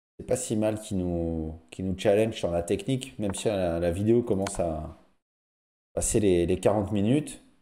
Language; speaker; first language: French; native; French